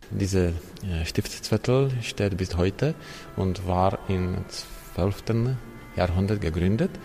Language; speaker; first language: German; non-native, learner; Czech